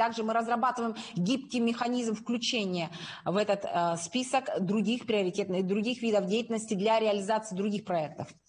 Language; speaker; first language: Russian; native; Russian